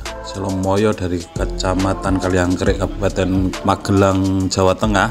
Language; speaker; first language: Indonesian; native; Indonesian